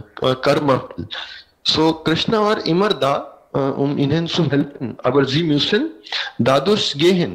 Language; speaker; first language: German; non-native, learner; Hindi